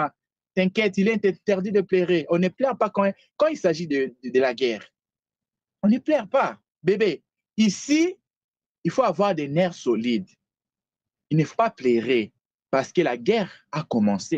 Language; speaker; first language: French; non-native, local second language; Lingala